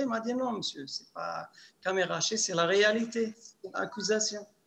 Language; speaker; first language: French; non-native, local second language; Arabic